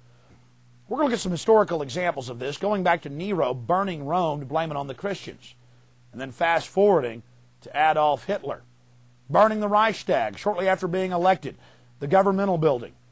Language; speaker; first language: English; native; English